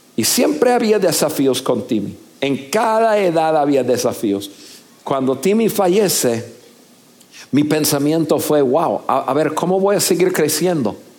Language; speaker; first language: Spanish; non-native, fluent; English